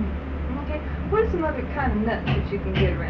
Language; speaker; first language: English; native; English